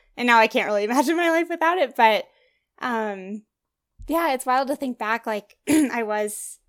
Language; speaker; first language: English; native; English